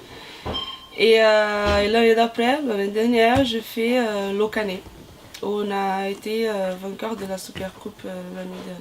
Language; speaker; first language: French; non-native, fluent; Portuguese